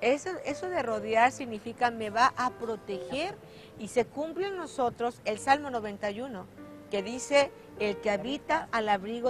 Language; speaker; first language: Spanish; native; Spanish